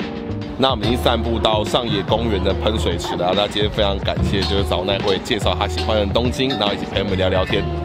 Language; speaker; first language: Chinese; native; Chinese